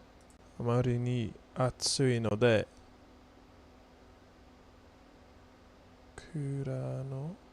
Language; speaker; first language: Japanese; non-native, learner; English